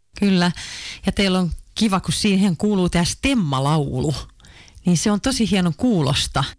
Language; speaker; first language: Finnish; native; Finnish